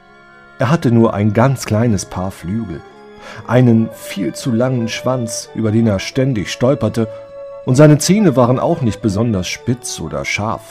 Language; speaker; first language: German; native; German